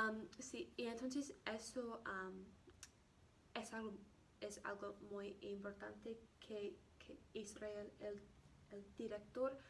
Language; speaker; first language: Spanish; non-native, learner; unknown